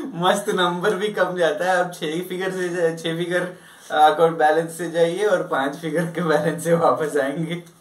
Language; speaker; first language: Hindi; non-native, local second language; Telugu